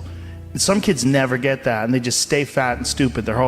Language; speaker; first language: English; native; English